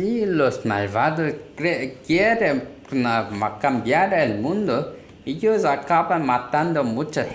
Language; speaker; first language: Spanish; non-native, learner; Korean